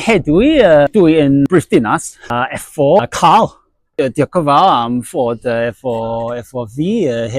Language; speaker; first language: Welsh; non-native, learner; Cantonese